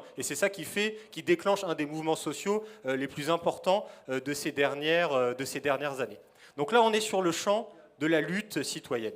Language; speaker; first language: French; native; French